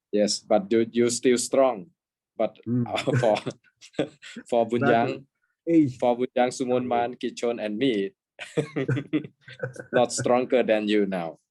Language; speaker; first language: English; non-native, fluent; Thai